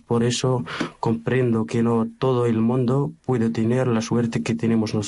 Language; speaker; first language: Spanish; non-native, learner; Arabic